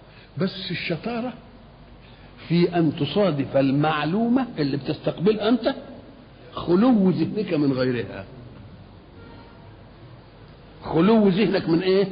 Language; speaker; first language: Arabic; native; Arabic